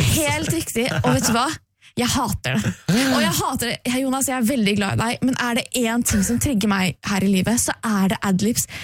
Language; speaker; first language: Norwegian; native; Norwegian